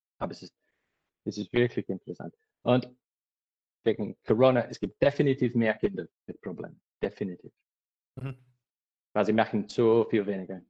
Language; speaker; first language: German; non-native, learner; English